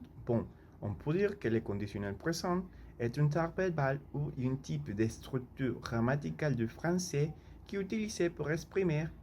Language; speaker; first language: French; non-native, learner; Spanish